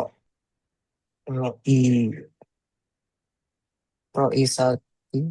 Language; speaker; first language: Arabic; non-native, learner; Indonesian